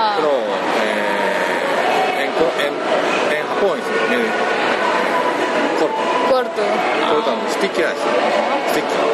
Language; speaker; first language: Spanish; non-native, learner; Japanese